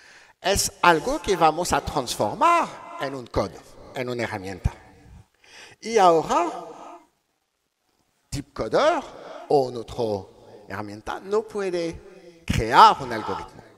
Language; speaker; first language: Spanish; non-native, learner; French